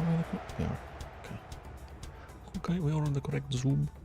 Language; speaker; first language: English; native; English